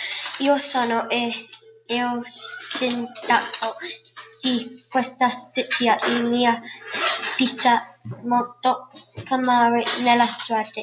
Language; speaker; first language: Italian; non-native, learner; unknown